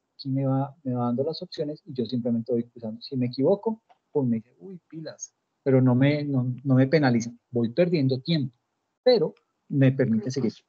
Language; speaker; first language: Spanish; native; Spanish